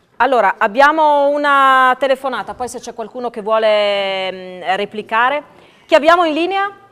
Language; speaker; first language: Italian; native; Italian